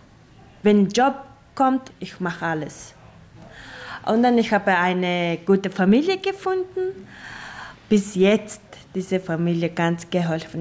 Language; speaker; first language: German; non-native, learner; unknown